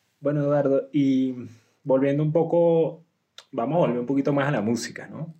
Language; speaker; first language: Spanish; native; Spanish